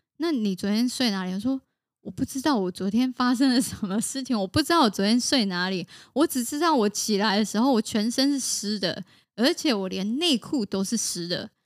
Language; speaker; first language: Chinese; native; Chinese